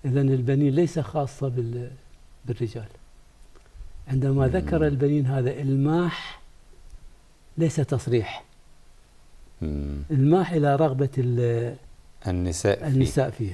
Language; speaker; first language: Arabic; native; Arabic